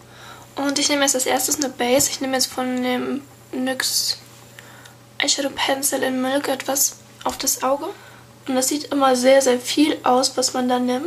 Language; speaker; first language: German; native; German